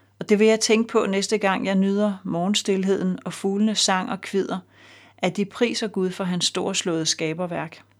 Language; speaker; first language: Danish; native; Danish